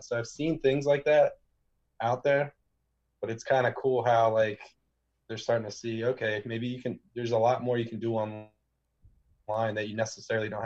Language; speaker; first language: English; native; English